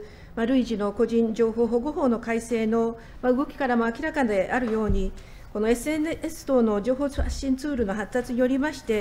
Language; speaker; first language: Japanese; native; Japanese